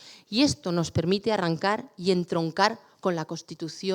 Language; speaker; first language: Spanish; native; Spanish